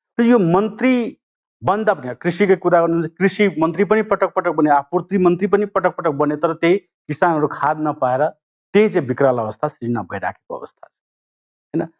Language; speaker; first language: Nepali; non-native, local second language; Maithili